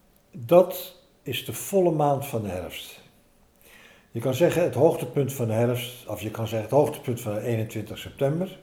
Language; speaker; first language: Dutch; native; Dutch